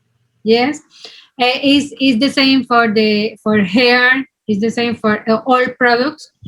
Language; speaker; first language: English; non-native, learner; Spanish